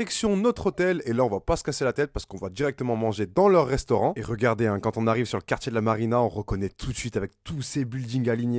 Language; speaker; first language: French; native; French